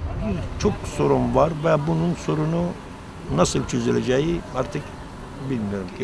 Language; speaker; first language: Turkish; non-native, fluent; Arabic